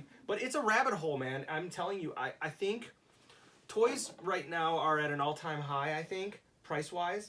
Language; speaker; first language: English; native; English